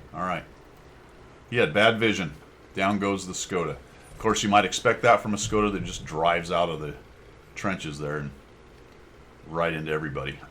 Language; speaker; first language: English; native; English